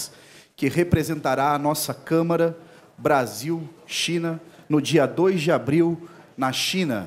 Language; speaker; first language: Portuguese; native; Portuguese